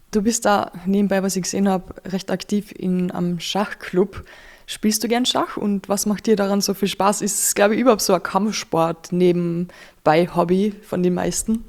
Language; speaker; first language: German; native; German